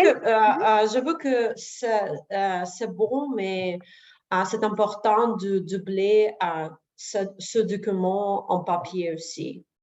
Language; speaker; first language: French; non-native, learner; Russian